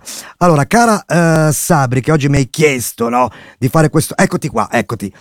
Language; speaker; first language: Italian; native; Italian